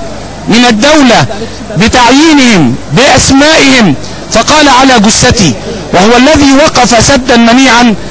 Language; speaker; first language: Arabic; native; Arabic